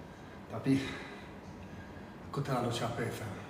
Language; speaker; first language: Indonesian; non-native, fluent; English